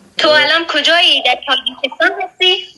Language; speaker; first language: Persian; native; Persian